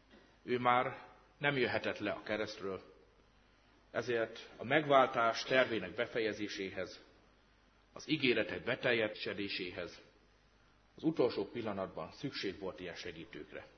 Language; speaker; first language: Hungarian; native; Hungarian